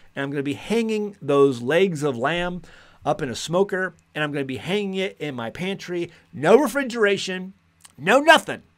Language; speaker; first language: English; native; English